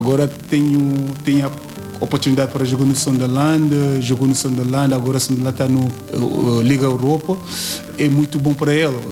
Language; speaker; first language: Portuguese; non-native, learner; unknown